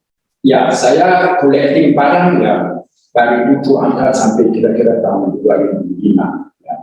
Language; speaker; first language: Indonesian; non-native, learner; German